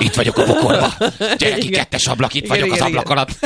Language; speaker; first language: Hungarian; native; Hungarian